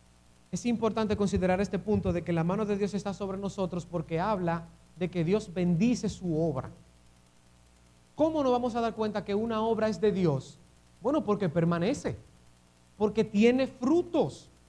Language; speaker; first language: Spanish; native; Spanish